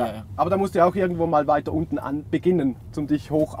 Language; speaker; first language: German; native; German